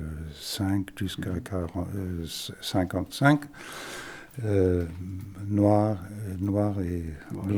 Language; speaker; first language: French; non-native, fluent; German